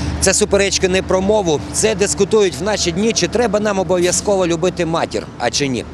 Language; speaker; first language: Ukrainian; native; Ukrainian